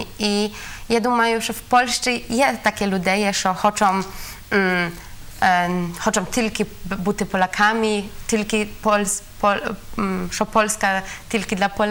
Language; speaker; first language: Ukrainian; non-native, learner; Polish